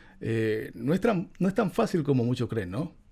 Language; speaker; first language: Spanish; native; Spanish